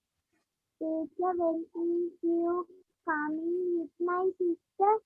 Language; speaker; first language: English; non-native, learner; Sinhala